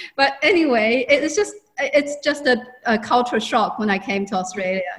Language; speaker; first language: English; non-native, fluent; Chinese